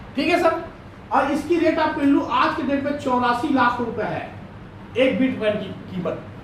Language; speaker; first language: Hindi; native; Hindi